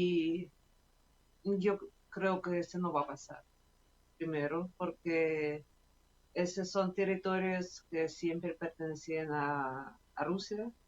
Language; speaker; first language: Spanish; non-native, fluent; Russian